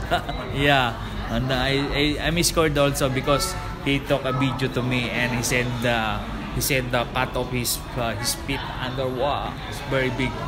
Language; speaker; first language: English; non-native, local second language; Filipino